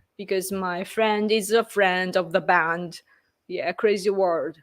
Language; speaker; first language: English; non-native, fluent; Japanese